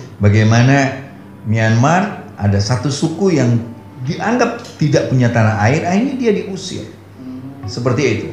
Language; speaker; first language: Indonesian; non-native, local second language; Javanese